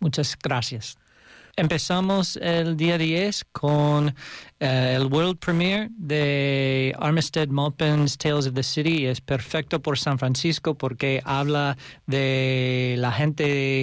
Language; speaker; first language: Spanish; non-native, learner; English